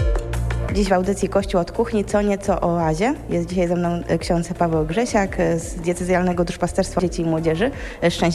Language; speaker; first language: Polish; native; Polish